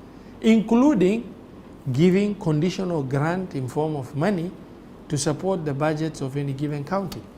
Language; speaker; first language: English; non-native, local second language; Somali